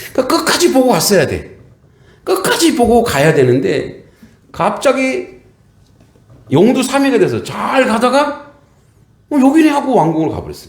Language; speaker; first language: Korean; native; Korean